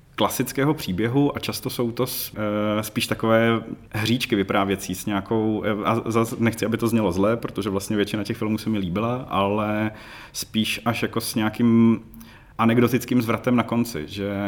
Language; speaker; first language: Czech; native; Czech